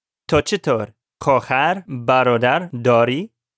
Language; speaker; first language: Persian; non-native, learner; English